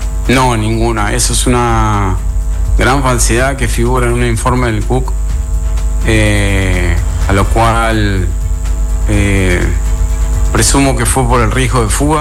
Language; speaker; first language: Spanish; native; Spanish